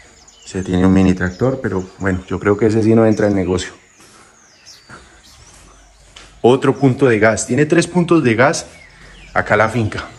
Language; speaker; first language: Spanish; native; Spanish